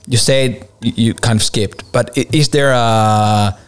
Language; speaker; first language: English; non-native, fluent; Finnish